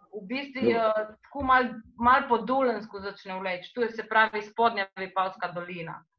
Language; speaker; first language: Slovenian; native; Slovenian